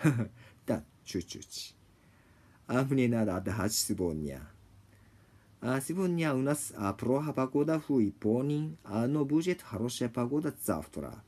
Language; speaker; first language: Russian; non-native, learner; Japanese